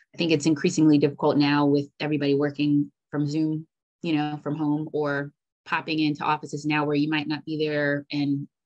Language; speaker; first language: English; native; English